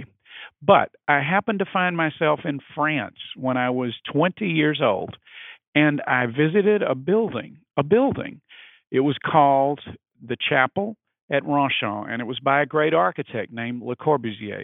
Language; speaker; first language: English; native; English